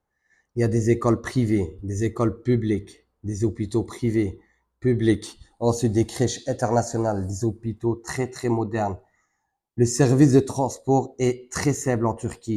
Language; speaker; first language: French; non-native, fluent; Turkish